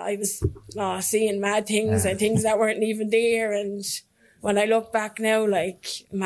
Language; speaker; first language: English; native; English